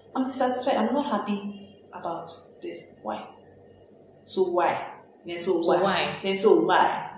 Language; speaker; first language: English; non-native, local second language; Yoruba